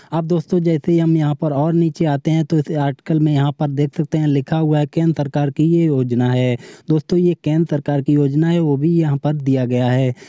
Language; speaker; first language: Hindi; native; Hindi